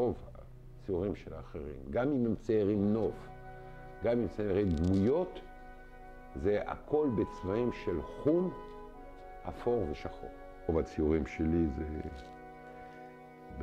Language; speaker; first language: Hebrew; non-native, fluent; French